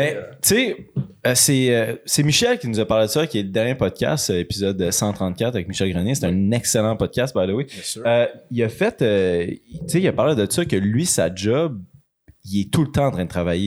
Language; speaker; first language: French; native; French